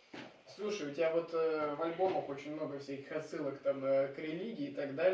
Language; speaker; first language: Russian; native; Russian